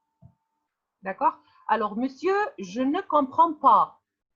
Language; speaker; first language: French; non-native, fluent; Arabic